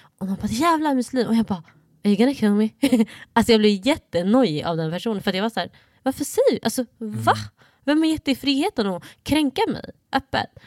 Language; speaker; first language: Swedish; early bilingual, other home language; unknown